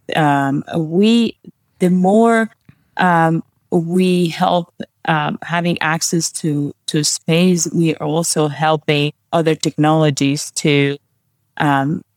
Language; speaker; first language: English; non-native, fluent; Spanish